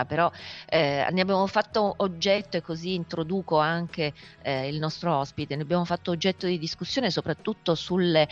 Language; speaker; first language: Italian; native; Italian